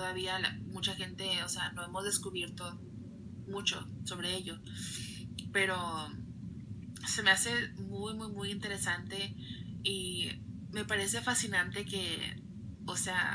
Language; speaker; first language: Spanish; early bilingual, other home language; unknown